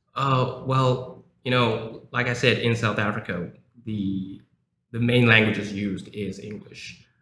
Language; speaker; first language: English; early bilingual, other home language; Chinese